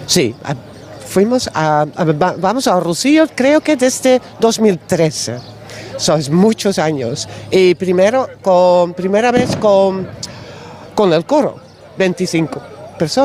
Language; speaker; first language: Spanish; non-native, learner; Dutch